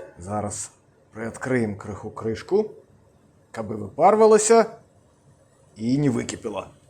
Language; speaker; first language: Belarusian; non-native, local second language; Russian